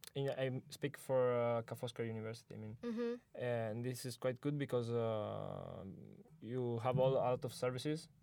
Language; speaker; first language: English; non-native, learner; Italian